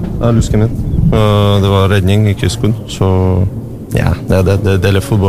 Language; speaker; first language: Norwegian; non-native, fluent; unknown